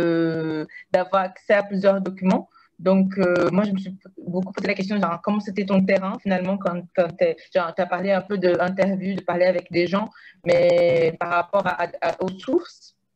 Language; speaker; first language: French; non-native, fluent; Portuguese